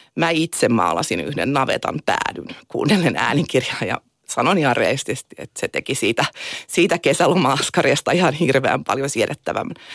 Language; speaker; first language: Finnish; native; Finnish